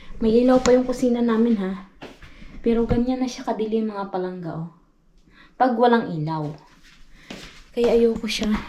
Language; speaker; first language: Filipino; non-native, local second language; Hiligaynon